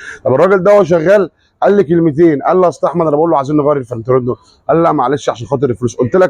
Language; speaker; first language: Arabic; native; Arabic